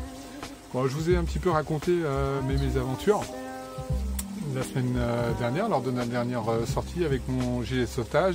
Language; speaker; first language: French; native; French